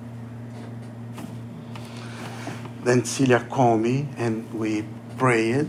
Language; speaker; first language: English; non-native, learner; Portuguese